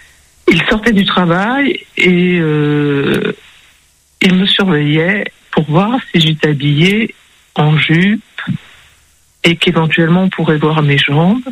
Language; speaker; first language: French; early bilingual, other home language; Spanish